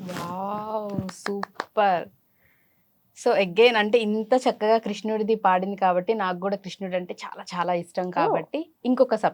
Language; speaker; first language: Telugu; native; Telugu